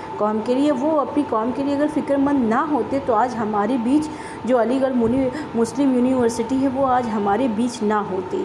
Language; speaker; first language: Urdu; native; Urdu